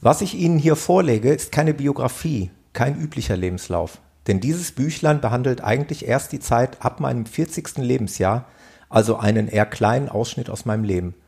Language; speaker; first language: German; native; German